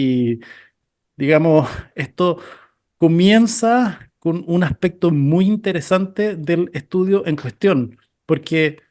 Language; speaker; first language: Spanish; native; Spanish